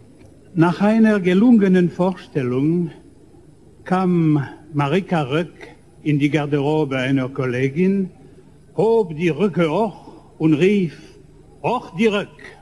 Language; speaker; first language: German; non-native, fluent; French